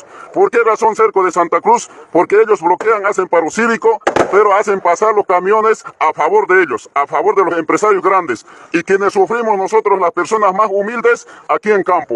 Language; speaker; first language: Spanish; native; Spanish